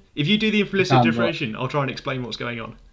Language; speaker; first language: English; native; English